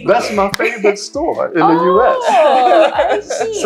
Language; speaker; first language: English; native; English